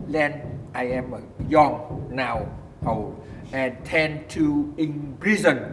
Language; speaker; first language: English; non-native, learner; Vietnamese